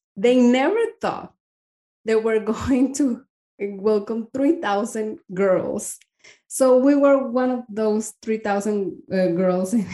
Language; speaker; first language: English; non-native, fluent; Spanish